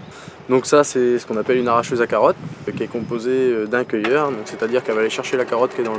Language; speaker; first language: French; native; French